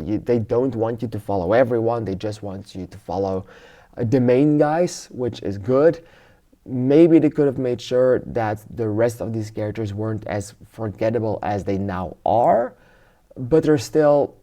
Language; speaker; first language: English; non-native, fluent; Dutch